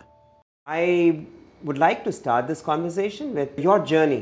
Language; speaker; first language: English; non-native, local second language; Malayalam